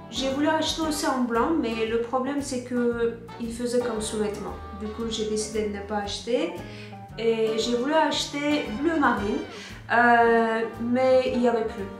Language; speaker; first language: French; non-native, fluent; Turkish